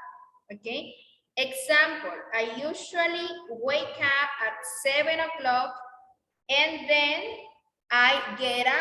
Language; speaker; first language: English; non-native, learner; Spanish